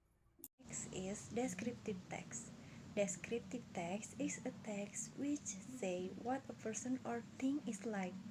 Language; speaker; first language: English; non-native, learner; Indonesian